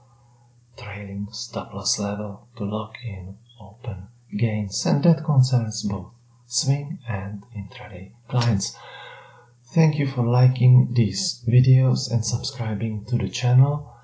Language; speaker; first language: English; non-native, fluent; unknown